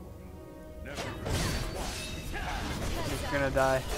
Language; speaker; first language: English; native; English